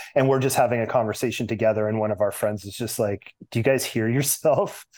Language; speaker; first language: English; native; English